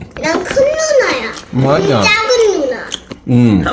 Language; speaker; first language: Korean; early bilingual, heritage; English